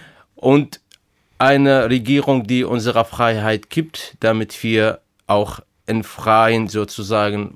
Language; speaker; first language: German; non-native, fluent; Arabic